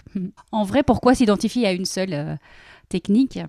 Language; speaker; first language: French; native; French